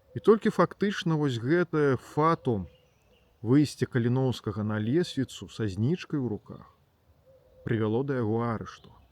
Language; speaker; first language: Belarusian; native; Belarusian